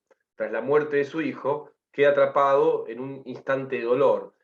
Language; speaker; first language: Spanish; native; Spanish